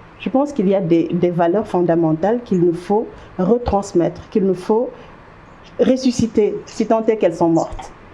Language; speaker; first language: French; non-native, local second language; Wolof